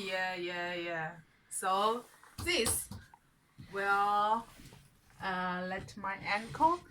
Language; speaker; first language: English; non-native, learner; Chinese